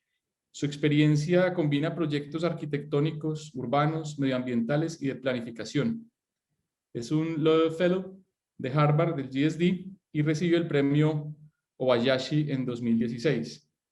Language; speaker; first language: Spanish; native; Spanish